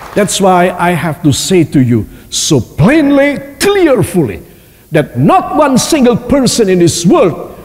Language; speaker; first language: English; non-native, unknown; Indonesian